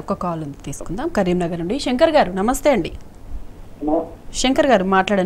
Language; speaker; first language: Telugu; native; Telugu